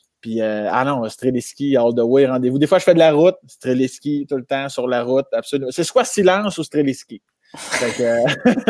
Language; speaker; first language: French; native; French